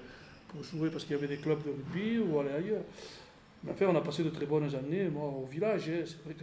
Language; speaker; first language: French; native; French